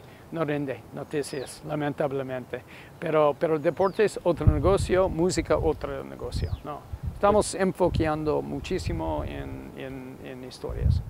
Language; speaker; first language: Spanish; non-native, fluent; English